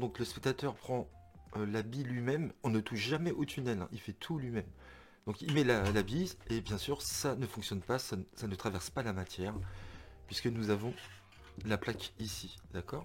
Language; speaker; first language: French; native; French